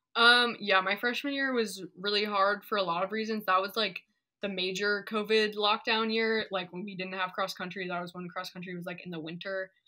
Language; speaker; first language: English; native; English